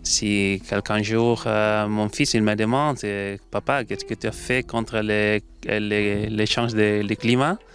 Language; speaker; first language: French; non-native, learner; Spanish